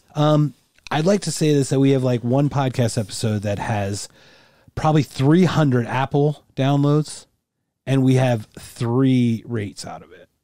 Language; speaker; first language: English; native; English